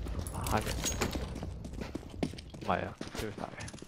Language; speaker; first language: Cantonese; native; Cantonese